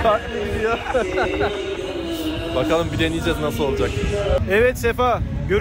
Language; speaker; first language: Turkish; native; Turkish